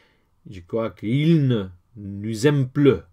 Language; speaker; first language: French; non-native, learner; English